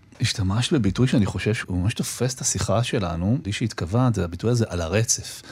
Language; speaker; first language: Hebrew; native; Hebrew